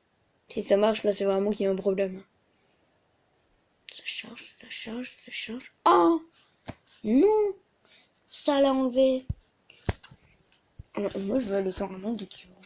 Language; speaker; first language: French; native; French